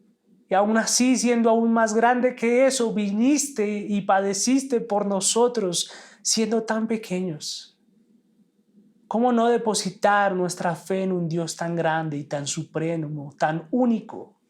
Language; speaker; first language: Spanish; native; Spanish